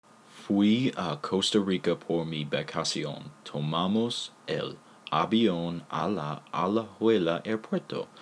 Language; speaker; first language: Spanish; non-native, learner; English